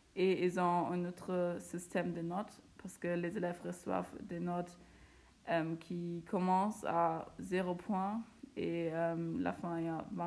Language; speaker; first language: French; non-native, learner; German